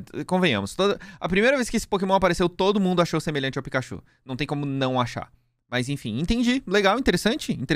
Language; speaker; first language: Portuguese; native; Portuguese